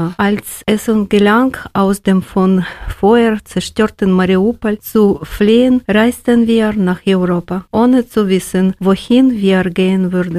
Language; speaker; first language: German; non-native, learner; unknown